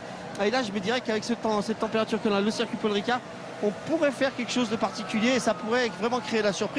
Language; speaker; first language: French; native; French